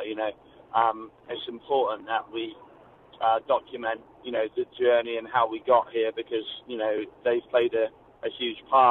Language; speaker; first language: English; native; English